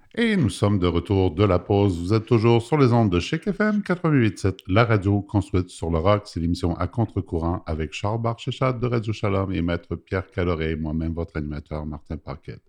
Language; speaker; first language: French; native; French